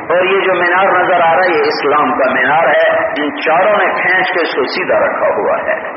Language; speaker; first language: Urdu; non-native, local second language; Punjabi